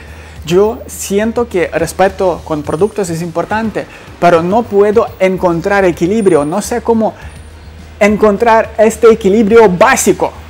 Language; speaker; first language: Spanish; non-native, fluent; Ukrainian